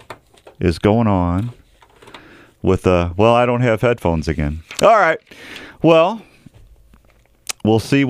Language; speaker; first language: English; native; English